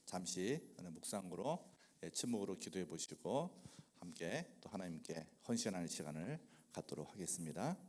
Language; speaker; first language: Korean; native; Korean